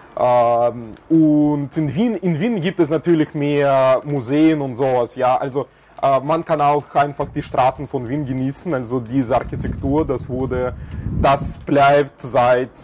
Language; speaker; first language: German; non-native, fluent; Russian